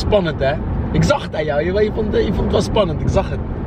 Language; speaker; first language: Dutch; native; Dutch